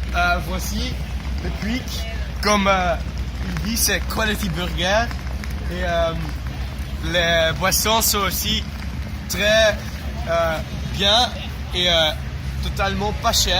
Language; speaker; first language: French; non-native, learner; Dutch